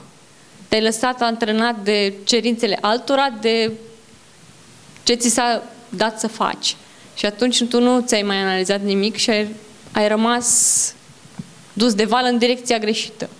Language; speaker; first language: Romanian; native; Romanian